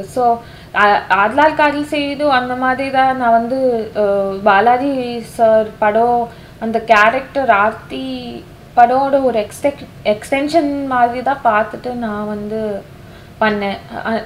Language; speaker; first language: Tamil; non-native, fluent; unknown